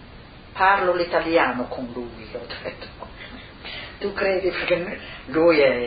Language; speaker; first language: Italian; non-native, local second language; Friulian